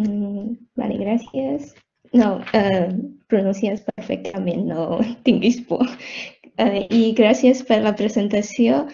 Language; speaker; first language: Catalan; non-native, fluent; Chinese